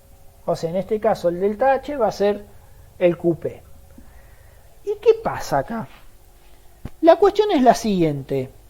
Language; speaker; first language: Spanish; native; Spanish